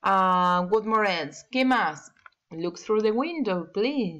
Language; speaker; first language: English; non-native, learner; Spanish